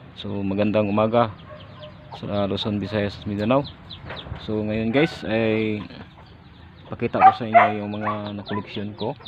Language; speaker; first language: Filipino; non-native, local second language; Cebuano